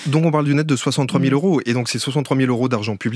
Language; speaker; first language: French; native; French